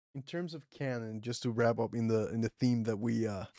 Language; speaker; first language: English; non-native, fluent; Spanish